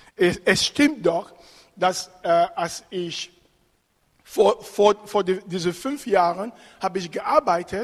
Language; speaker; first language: German; non-native, fluent; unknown